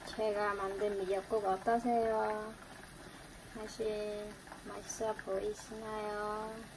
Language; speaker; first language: Korean; non-native, fluent; Khmer